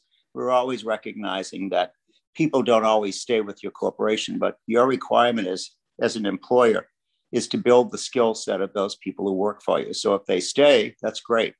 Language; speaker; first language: English; native; English